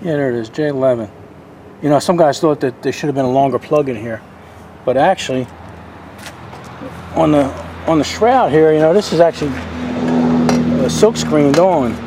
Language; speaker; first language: English; native; English